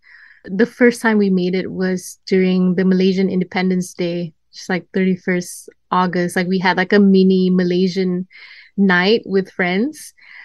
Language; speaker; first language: English; non-native, local second language; Malay